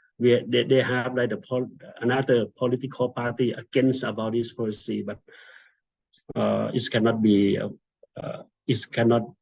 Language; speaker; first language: English; non-native, fluent; Thai